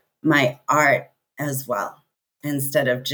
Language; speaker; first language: English; native; English